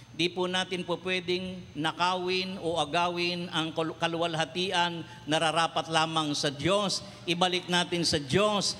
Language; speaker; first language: Filipino; non-native, local second language; Cebuano